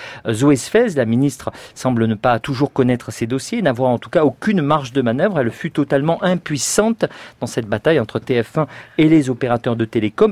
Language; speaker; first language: French; native; French